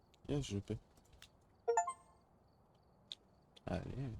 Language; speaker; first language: French; native; French